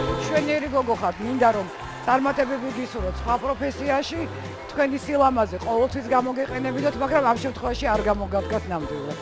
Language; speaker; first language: Georgian; native; Georgian